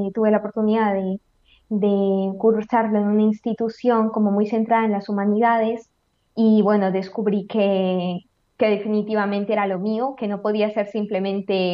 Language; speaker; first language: Spanish; native; Spanish